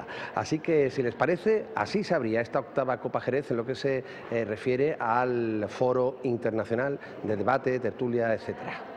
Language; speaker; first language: Spanish; native; Spanish